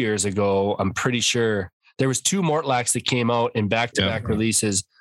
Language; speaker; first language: English; native; English